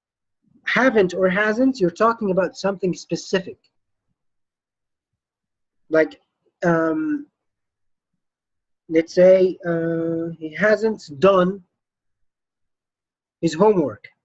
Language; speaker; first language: English; non-native, fluent; Arabic